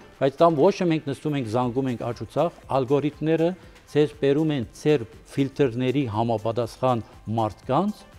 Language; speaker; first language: Armenian; early bilingual, heritage; Armenian